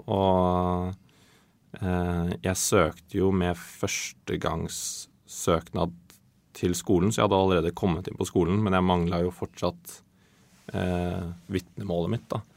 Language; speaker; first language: Norwegian; early bilingual, other home language; Swedish